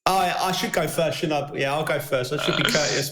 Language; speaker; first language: English; native; English